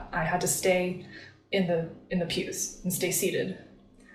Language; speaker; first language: English; native; English